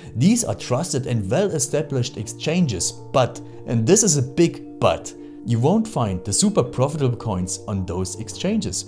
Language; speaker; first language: English; non-native, fluent; German